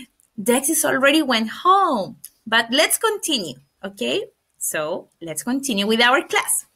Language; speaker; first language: English; non-native, fluent; Spanish